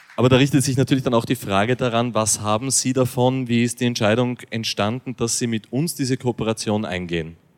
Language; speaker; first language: German; native; German